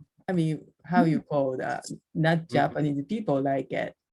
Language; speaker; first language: English; non-native, learner; Japanese